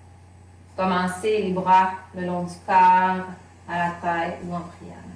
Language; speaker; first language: French; native; French